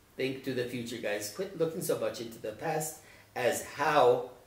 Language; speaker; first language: English; native; English